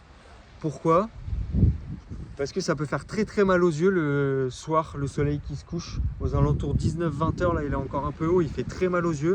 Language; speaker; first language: French; native; French